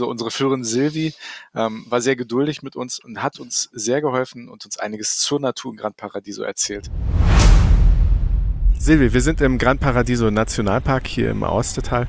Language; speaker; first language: German; native; German